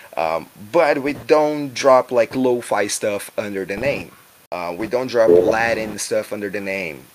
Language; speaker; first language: English; non-native, fluent; Portuguese